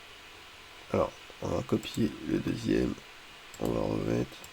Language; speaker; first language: French; native; French